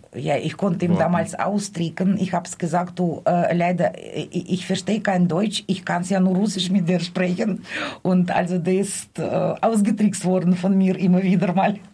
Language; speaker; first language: German; non-native, fluent; Russian